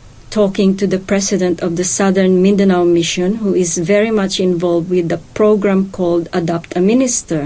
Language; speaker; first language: English; non-native, local second language; Hiligaynon